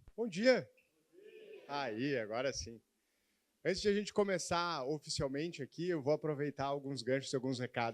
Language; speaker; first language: Portuguese; native; Portuguese